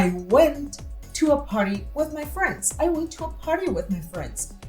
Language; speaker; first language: English; non-native, fluent; Portuguese